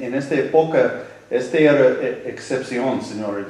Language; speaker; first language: Spanish; non-native, learner; English